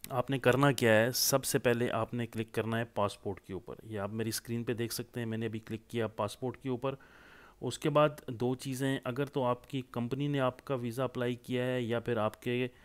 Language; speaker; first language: Urdu; non-native, local second language; Punjabi